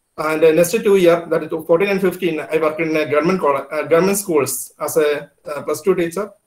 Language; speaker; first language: English; non-native, local second language; Malayalam